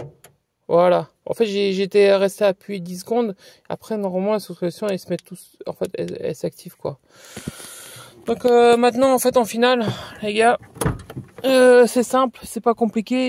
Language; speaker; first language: French; native; French